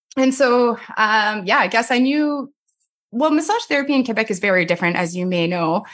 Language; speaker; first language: English; non-native, fluent; French